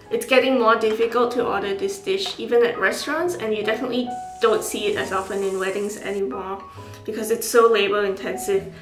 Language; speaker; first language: English; non-native, local second language; Min Nan Chinese